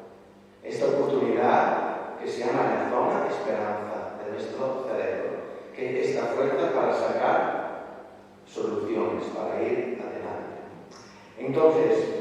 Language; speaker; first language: Spanish; non-native, fluent; Italian